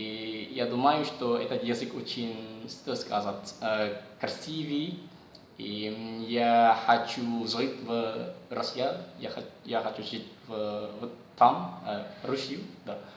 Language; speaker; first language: Russian; non-native, learner; Indonesian